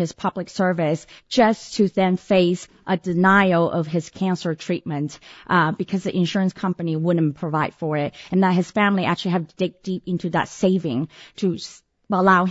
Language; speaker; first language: English; early bilingual, other home language; Cantonese